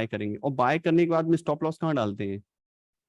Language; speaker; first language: Hindi; native; Hindi